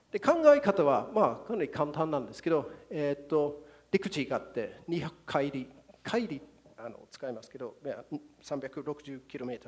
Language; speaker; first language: Japanese; non-native, fluent; English